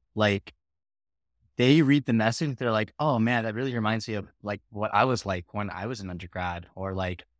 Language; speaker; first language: English; native; English